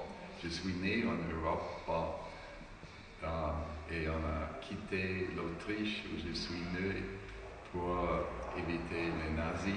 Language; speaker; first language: French; non-native, fluent; German